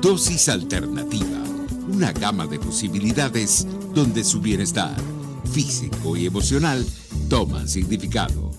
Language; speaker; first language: Spanish; native; Spanish